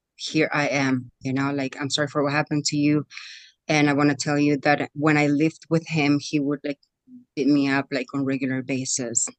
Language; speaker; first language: English; non-native, fluent; Spanish